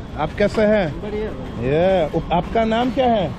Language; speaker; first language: English; native; English